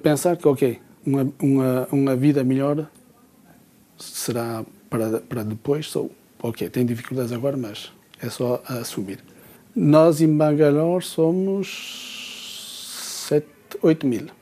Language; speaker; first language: Portuguese; early bilingual, heritage; Portuguese